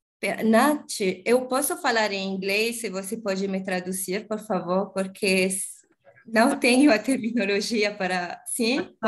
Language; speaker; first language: Portuguese; non-native, learner; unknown